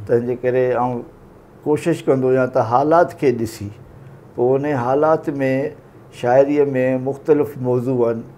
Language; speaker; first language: Sindhi; native; Sindhi